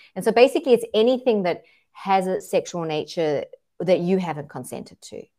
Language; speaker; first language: English; native; English